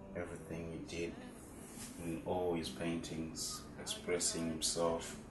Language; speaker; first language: English; non-native, local second language; Shona